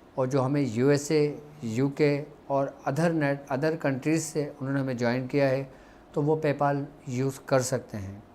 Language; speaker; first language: Urdu; native; Urdu